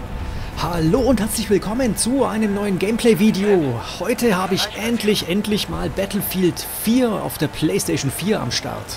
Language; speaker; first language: German; native; German